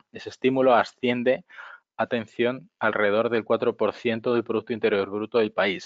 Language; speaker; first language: Spanish; native; Spanish